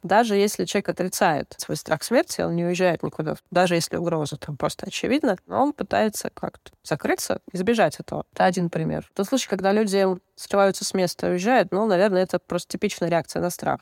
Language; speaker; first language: Russian; native; Russian